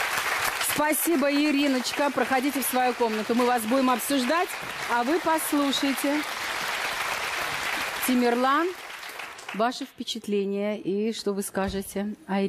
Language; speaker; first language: Russian; native; Russian